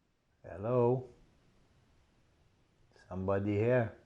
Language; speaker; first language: English; non-native, learner; French